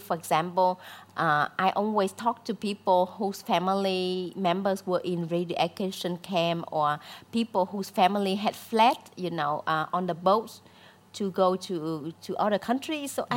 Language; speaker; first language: English; non-native, fluent; Vietnamese